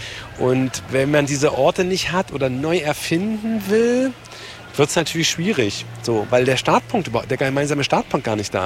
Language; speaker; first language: German; native; German